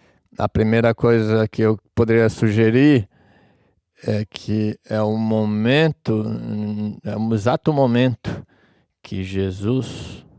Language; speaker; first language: Portuguese; non-native, fluent; English